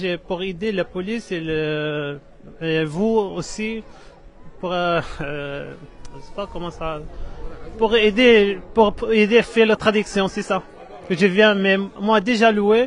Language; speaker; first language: French; non-native, learner; Arabic